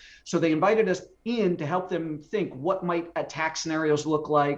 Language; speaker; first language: English; native; English